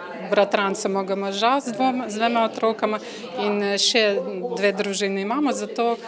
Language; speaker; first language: Slovenian; non-native, learner; Ukrainian